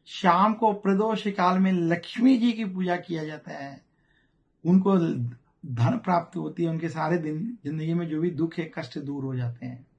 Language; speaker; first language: Hindi; non-native, local second language; Telugu